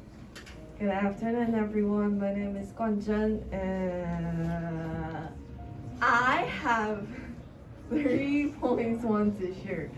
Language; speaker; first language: English; non-native, learner; Chinese